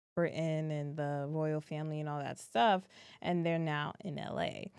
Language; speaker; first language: English; early bilingual, other home language; French